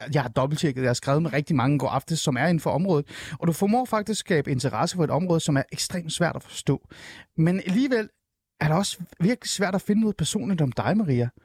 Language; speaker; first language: Danish; early bilingual, other home language; Persian